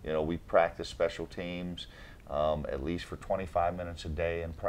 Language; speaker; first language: English; native; English